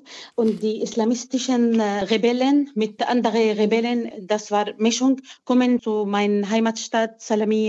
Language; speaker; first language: German; non-native, fluent; Arabic